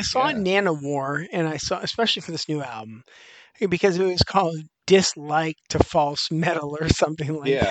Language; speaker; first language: English; native; English